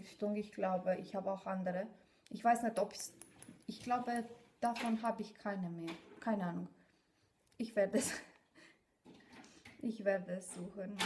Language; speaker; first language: German; non-native, fluent; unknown